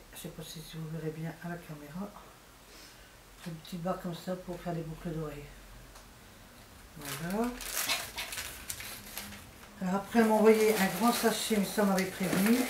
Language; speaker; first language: French; native; French